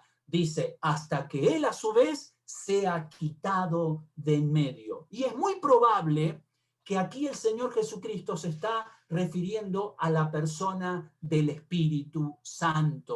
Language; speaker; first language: Spanish; native; Spanish